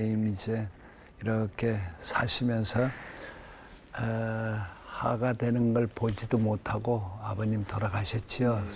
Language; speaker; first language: Korean; native; Korean